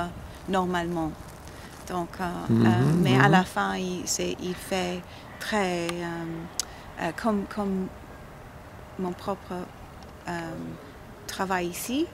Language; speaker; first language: French; non-native, learner; English